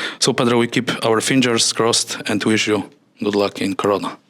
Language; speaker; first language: English; non-native, fluent; Polish